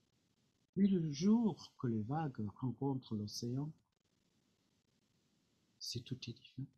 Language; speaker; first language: French; non-native, fluent; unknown